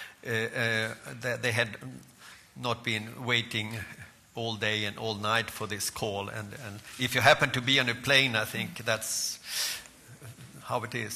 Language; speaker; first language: English; non-native, fluent; Swedish